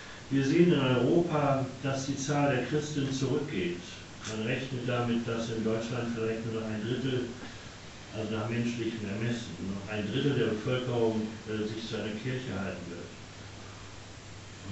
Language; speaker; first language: German; native; German